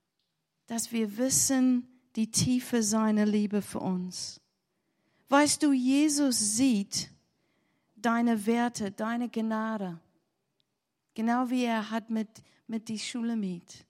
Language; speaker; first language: German; non-native, learner; English